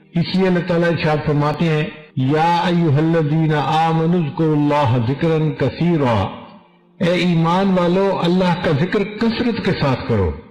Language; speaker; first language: Urdu; non-native, local second language; Punjabi